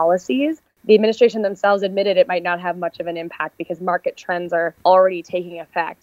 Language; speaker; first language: English; native; English